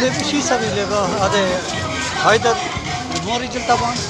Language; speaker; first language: Arabic; non-native, learner; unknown